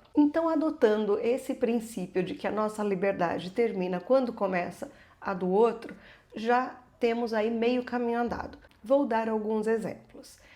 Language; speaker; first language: Portuguese; native; Portuguese